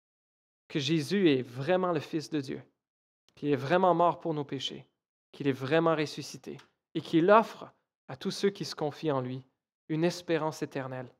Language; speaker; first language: French; native; French